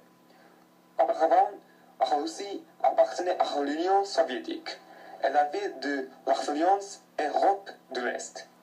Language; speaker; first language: French; non-native, learner; Japanese